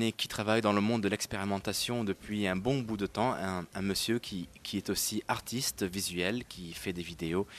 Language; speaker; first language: French; non-native, local second language; Arabic